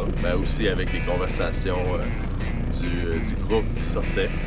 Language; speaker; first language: French; native; French